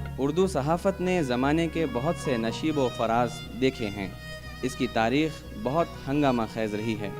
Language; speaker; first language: Urdu; native; Urdu